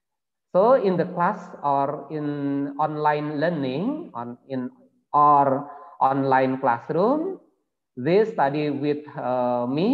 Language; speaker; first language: English; non-native, learner; Indonesian